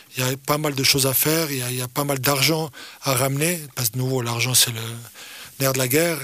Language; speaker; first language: French; early bilingual, other home language; Croatian